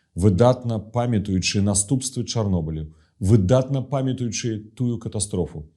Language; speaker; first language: Belarusian; non-native, local second language; Russian